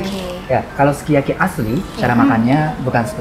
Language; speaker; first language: Indonesian; non-native, learner; Japanese